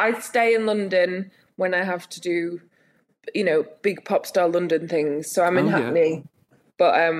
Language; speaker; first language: English; native; English